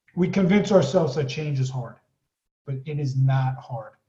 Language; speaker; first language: English; native; English